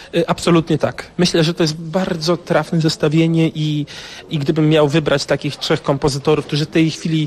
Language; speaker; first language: Polish; native; Polish